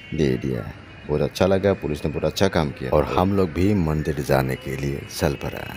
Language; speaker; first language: Hindi; non-native, local second language; Assamese